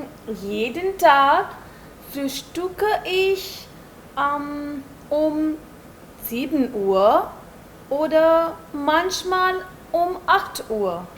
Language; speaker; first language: German; non-native, learner; Hindi